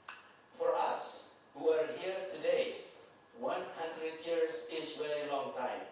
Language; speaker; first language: English; non-native, fluent; Indonesian